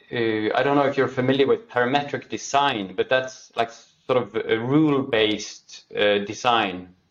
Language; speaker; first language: English; non-native, fluent; Norwegian